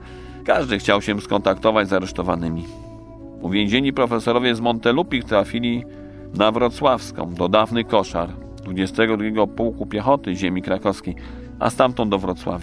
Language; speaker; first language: Polish; native; Polish